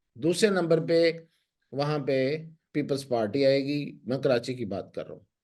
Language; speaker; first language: Urdu; non-native, local second language; Punjabi